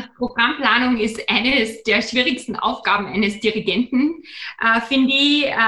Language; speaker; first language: German; native; German